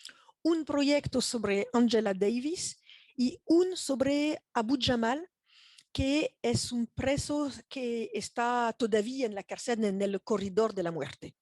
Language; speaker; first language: Spanish; non-native, fluent; French